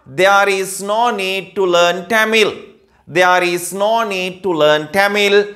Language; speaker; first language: English; non-native, local second language; Sinhala